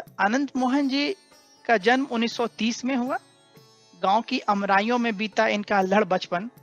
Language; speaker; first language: Hindi; native; Hindi